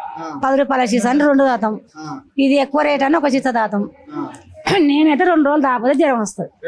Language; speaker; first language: Telugu; native; Telugu